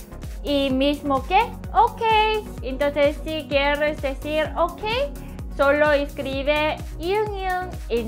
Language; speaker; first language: Spanish; non-native, learner; Korean